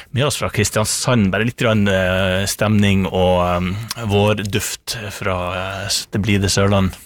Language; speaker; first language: Norwegian; native; Norwegian